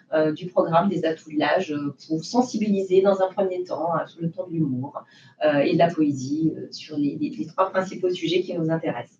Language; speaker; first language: French; native; French